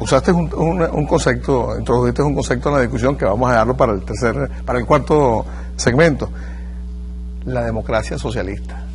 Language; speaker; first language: Spanish; native; Spanish